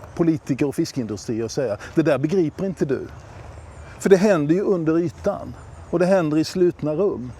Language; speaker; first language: Swedish; native; Swedish